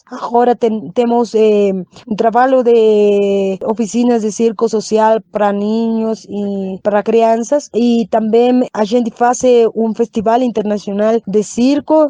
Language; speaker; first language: Portuguese; non-native, learner; Spanish